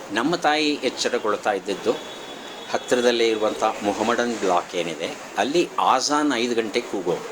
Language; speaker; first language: Kannada; native; Kannada